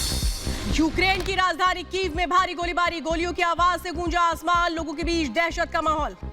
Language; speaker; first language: Hindi; native; Hindi